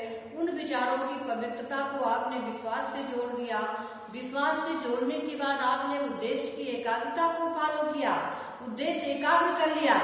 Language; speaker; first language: Hindi; native; Hindi